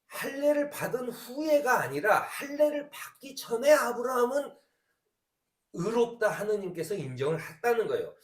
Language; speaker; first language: Korean; native; Korean